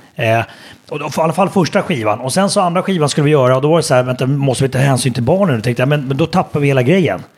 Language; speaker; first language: Swedish; native; Swedish